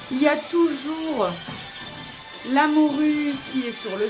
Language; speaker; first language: French; native; French